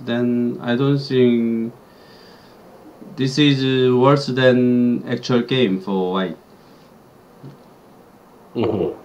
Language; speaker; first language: English; non-native, learner; Korean